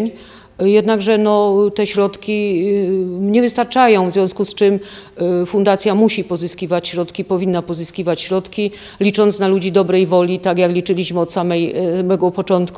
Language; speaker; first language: Polish; native; Polish